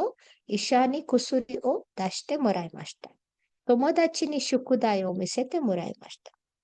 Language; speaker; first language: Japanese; non-native, fluent; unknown